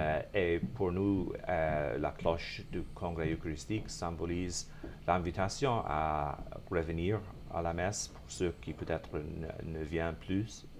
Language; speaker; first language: French; non-native, fluent; English